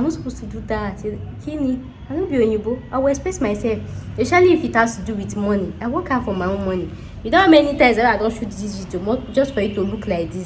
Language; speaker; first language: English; non-native, local second language; Yoruba